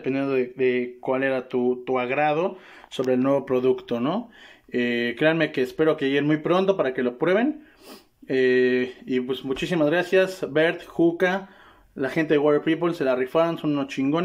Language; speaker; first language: Spanish; native; Spanish